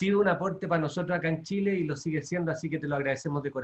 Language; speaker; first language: Spanish; native; Spanish